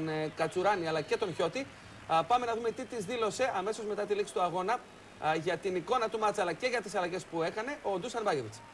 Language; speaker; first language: Greek; native; Greek